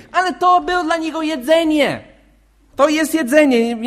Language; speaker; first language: Polish; non-native, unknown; English